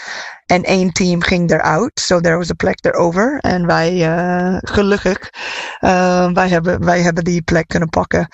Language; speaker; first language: Dutch; non-native, fluent; English